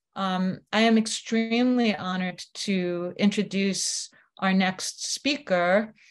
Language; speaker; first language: English; native; English